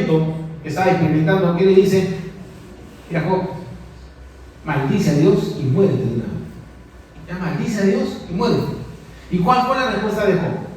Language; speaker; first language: Spanish; native; Spanish